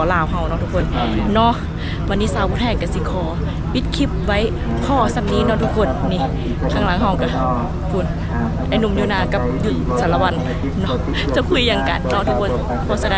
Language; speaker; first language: Thai; non-native, local second language; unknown